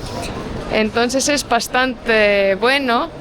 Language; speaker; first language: Spanish; non-native, fluent; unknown